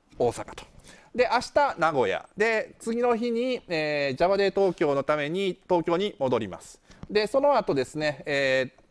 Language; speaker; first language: Japanese; native; Japanese